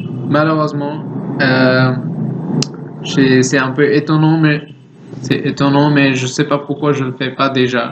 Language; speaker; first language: French; non-native, learner; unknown